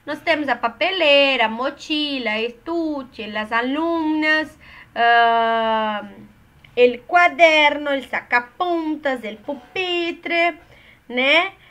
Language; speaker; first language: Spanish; non-native, learner; Portuguese